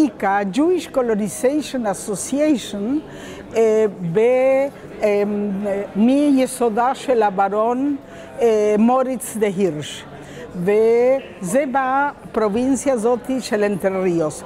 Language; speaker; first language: Hebrew; non-native, local second language; Spanish